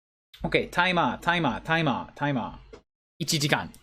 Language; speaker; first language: Japanese; non-native, learner; English